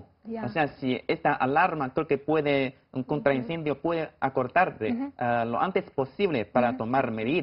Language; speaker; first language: Spanish; non-native, fluent; Chinese